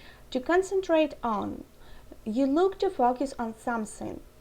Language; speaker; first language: English; non-native, fluent; Ukrainian